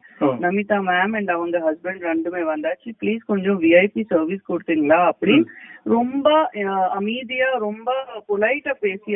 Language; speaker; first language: Tamil; non-native, fluent; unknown